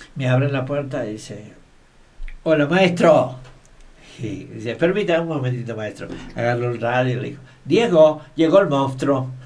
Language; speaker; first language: Spanish; native; Spanish